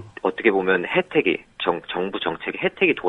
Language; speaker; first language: Korean; native; Korean